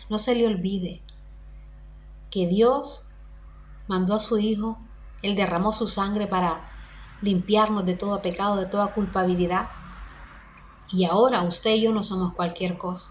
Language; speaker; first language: Spanish; native; Spanish